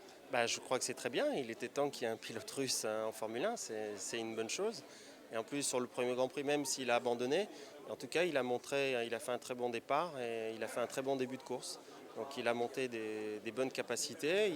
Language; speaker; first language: French; native; French